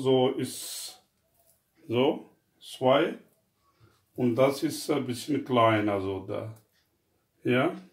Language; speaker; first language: German; non-native, learner; Urdu